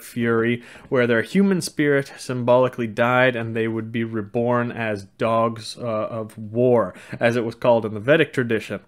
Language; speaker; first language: English; non-native, fluent; Swedish